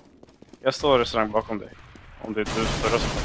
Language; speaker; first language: Swedish; native; Swedish